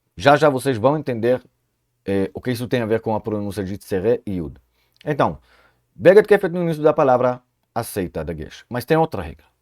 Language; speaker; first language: Portuguese; non-native, fluent; Hebrew